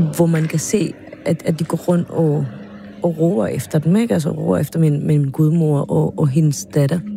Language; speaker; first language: Danish; non-native, fluent; Spanish